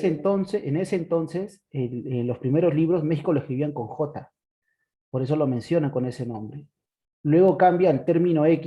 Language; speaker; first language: Spanish; native; Spanish